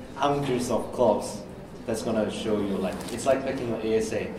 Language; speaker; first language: English; non-native, fluent; Chinese